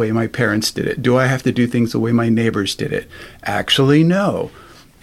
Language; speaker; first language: English; native; English